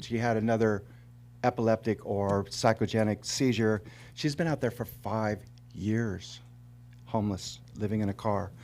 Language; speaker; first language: English; native; English